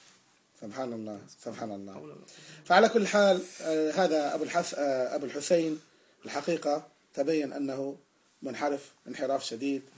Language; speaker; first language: Arabic; native; Arabic